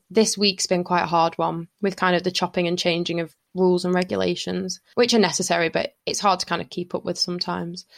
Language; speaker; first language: English; native; English